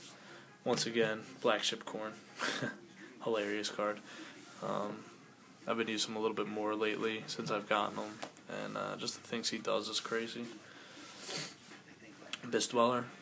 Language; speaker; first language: English; native; English